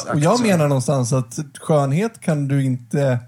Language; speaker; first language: Swedish; native; Swedish